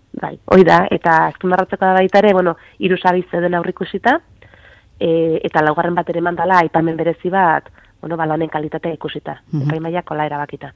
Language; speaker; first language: Basque; native; Basque